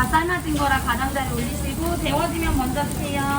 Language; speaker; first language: Korean; native; Korean